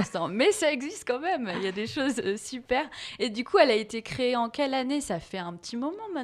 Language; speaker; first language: French; native; French